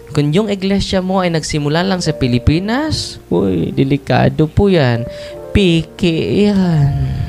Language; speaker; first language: Filipino; non-native, local second language; Cebuano